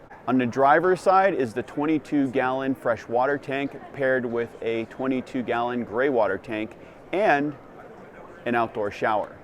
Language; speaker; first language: English; native; English